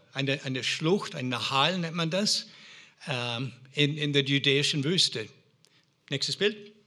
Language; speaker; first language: German; non-native, fluent; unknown